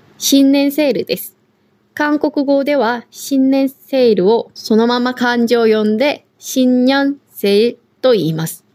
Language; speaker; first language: Japanese; non-native, fluent; Korean